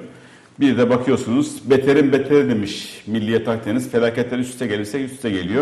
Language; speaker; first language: Turkish; native; Turkish